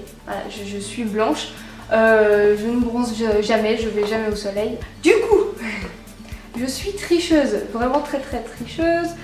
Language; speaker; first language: French; native; French